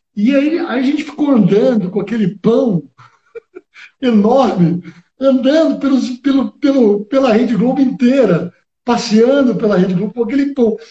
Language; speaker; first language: Portuguese; early bilingual, other home language; Spanish